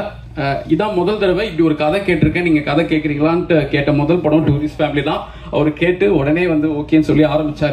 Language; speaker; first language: Tamil; native; Tamil